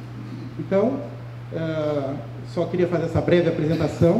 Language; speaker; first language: Portuguese; native; Portuguese